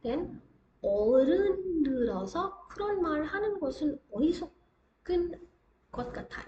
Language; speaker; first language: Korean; non-native, fluent; Hindi